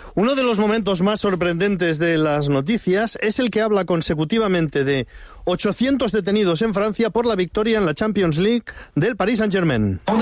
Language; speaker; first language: Spanish; native; Spanish